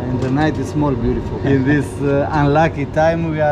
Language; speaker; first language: English; non-native, learner; Albanian